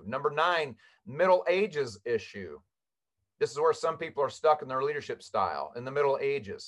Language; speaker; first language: English; native; English